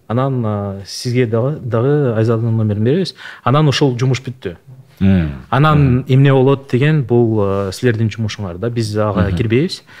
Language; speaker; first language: Kyrgyz; non-native, local second language; Russian